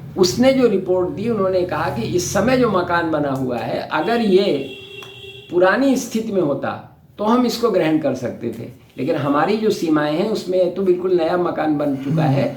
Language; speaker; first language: Hindi; native; Hindi